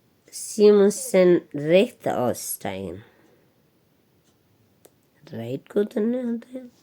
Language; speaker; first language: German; non-native, learner; Hindi